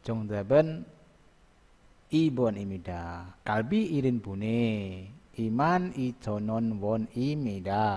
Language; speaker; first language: Korean; non-native, fluent; Indonesian